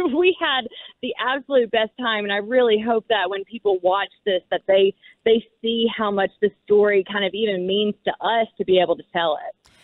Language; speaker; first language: English; native; English